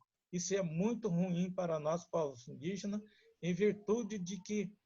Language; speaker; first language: Portuguese; non-native, local second language; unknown